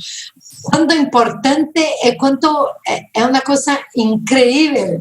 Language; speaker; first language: Spanish; non-native, fluent; Portuguese